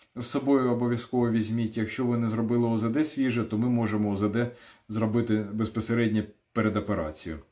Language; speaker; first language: Ukrainian; non-native, local second language; Russian